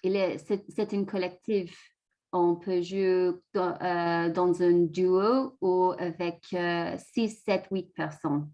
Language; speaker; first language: French; non-native, learner; English